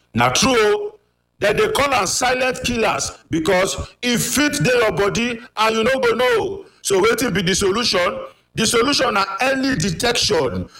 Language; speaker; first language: Nigerian Pidgin; native; Nigerian Pidgin